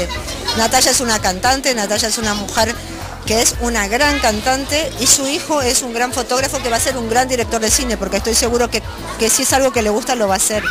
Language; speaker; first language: Spanish; native; Spanish